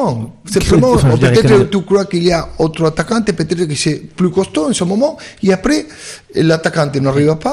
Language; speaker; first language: French; non-native, fluent; Spanish